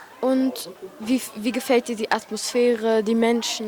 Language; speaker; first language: German; early bilingual, other home language; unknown